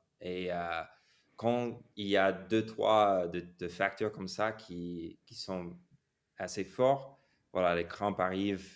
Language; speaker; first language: French; non-native, fluent; English